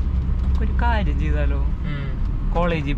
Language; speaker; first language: Malayalam; native; Malayalam